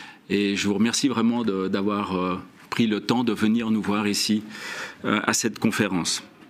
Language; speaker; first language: French; native; French